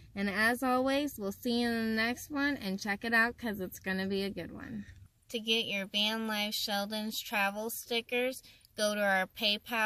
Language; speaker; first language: English; native; English